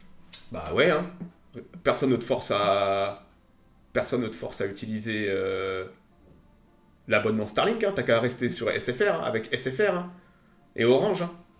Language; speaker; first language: French; native; French